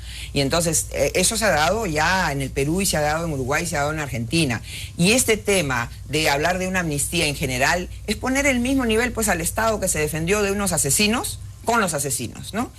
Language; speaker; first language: Spanish; native; Spanish